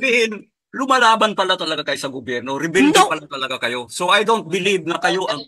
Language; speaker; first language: Filipino; native; Filipino